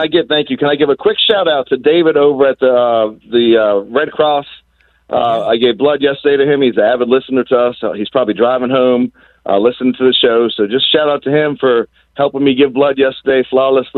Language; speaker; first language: English; native; English